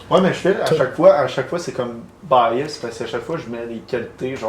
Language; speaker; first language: French; native; French